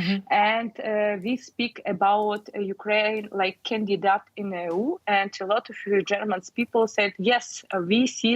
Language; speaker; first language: English; non-native, learner; Ukrainian